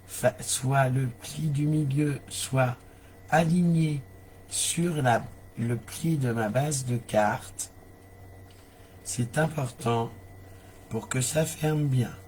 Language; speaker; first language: French; native; French